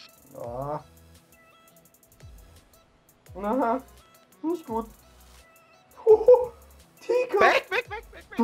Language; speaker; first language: German; native; German